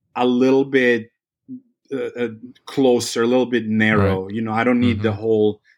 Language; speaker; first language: English; non-native, fluent; Serbian